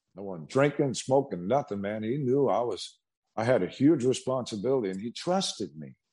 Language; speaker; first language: English; native; English